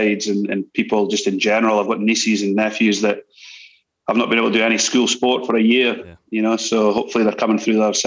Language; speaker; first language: English; native; English